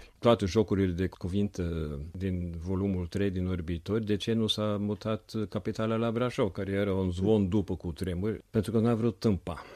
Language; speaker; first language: Romanian; non-native, fluent; Norwegian